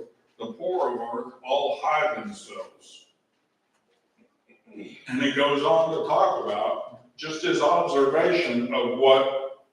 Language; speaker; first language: English; native; English